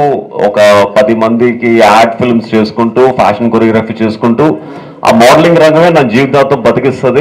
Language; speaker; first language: Telugu; native; Telugu